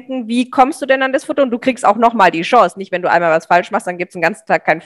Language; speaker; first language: German; native; German